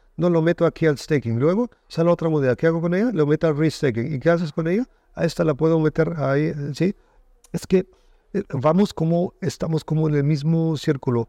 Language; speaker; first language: Spanish; non-native, fluent; German